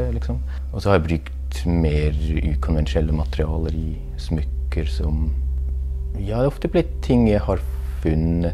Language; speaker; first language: Norwegian; non-native, fluent; German